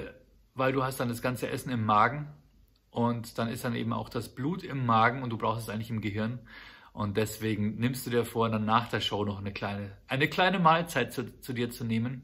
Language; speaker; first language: German; native; German